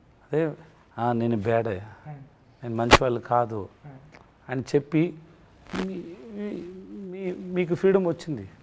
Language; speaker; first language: Telugu; non-native, learner; Tamil